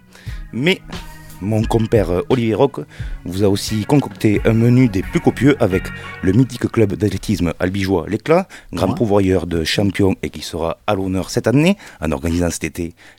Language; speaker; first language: French; native; French